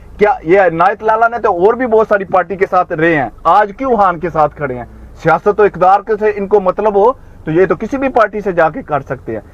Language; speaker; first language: Urdu; non-native, local second language; Punjabi